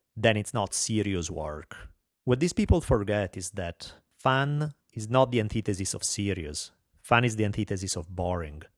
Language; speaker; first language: English; non-native, fluent; Italian